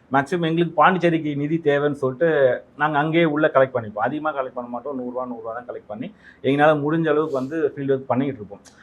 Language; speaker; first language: Tamil; non-native, local second language; Telugu